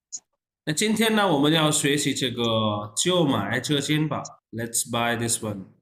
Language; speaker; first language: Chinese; non-native, fluent; Urdu